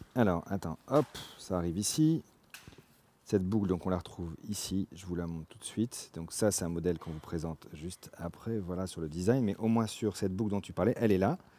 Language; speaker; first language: French; native; French